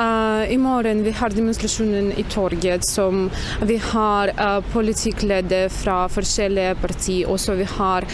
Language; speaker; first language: Norwegian; non-native, learner; Ukrainian